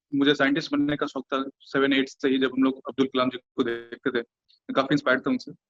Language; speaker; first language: Hindi; non-native, local second language; Bhojpuri